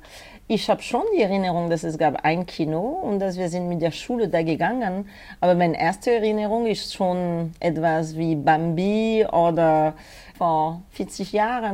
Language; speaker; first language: German; non-native, learner; French